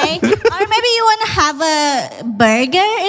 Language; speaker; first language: English; non-native, learner; Indonesian